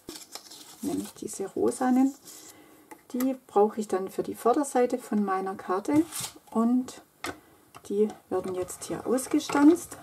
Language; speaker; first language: German; native; German